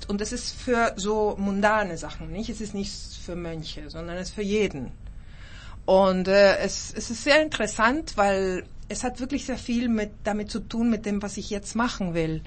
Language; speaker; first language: German; early bilingual, heritage; German